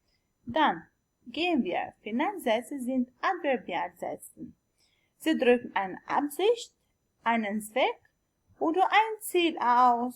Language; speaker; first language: German; non-native, learner; Albanian